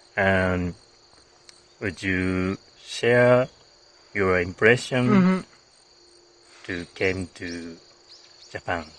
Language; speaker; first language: English; non-native, learner; Japanese